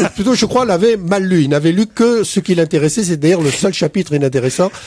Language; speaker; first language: French; native; French